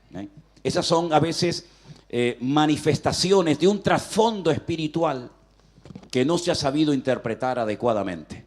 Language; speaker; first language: Spanish; native; Spanish